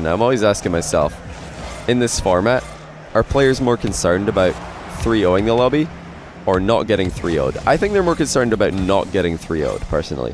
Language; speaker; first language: English; native; English